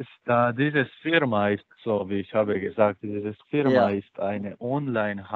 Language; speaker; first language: German; non-native, learner; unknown